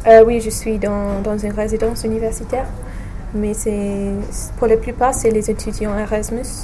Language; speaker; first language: French; non-native, fluent; English